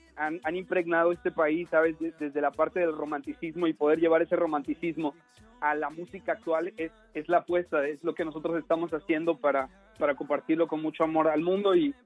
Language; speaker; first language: Spanish; native; Spanish